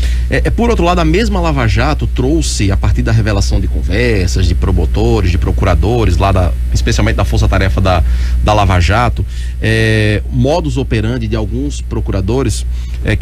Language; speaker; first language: Portuguese; native; Portuguese